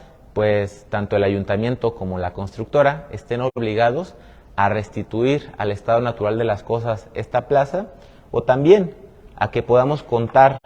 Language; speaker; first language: Spanish; native; Spanish